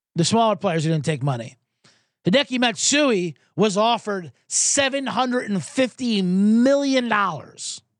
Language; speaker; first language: English; native; English